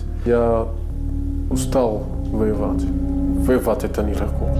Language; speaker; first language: Russian; non-native, learner; Portuguese